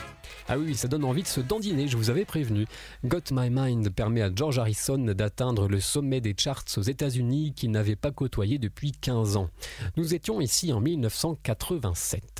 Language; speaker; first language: French; native; French